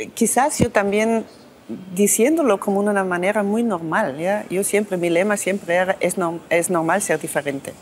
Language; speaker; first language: Spanish; non-native, fluent; German